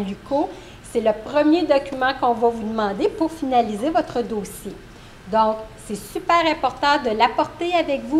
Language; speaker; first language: French; native; French